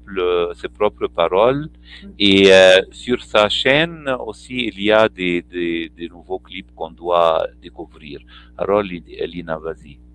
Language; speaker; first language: French; non-native, fluent; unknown